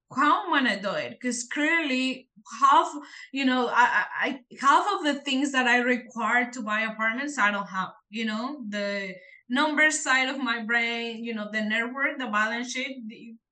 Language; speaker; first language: English; non-native, fluent; Spanish